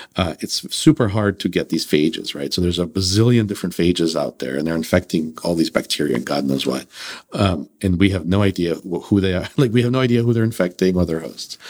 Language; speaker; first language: English; early bilingual, other home language; Russian